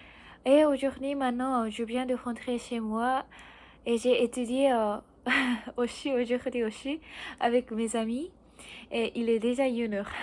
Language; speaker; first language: French; non-native, learner; Japanese